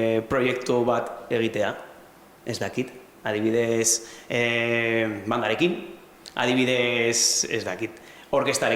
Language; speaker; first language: Basque; non-native, local second language; Spanish